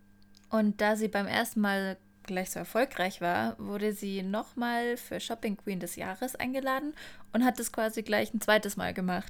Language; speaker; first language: German; native; German